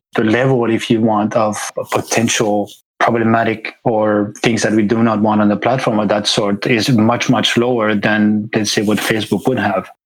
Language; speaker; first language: English; non-native, fluent; French